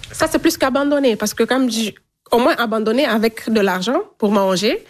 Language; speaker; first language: French; non-native, local second language; Fula